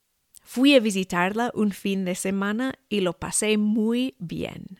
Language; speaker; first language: Spanish; non-native, fluent; English